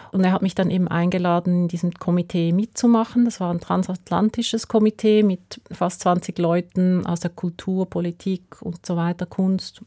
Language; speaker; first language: German; native; German